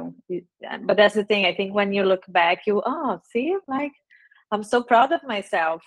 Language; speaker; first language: English; non-native, fluent; Portuguese